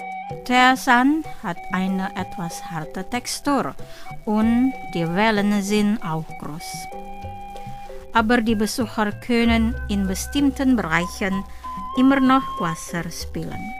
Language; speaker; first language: German; non-native, fluent; Indonesian